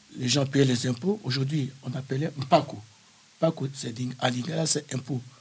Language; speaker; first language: French; non-native, local second language; Kongo